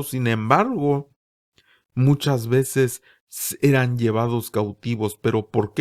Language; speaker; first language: Spanish; native; Spanish